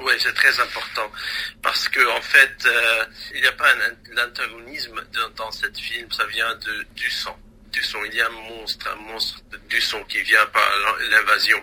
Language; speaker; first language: French; non-native, local second language; Arabic